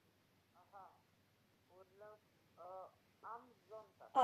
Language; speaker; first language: German; non-native, learner; Macedonian